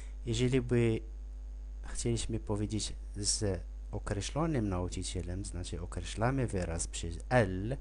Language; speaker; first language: Polish; non-native, fluent; Arabic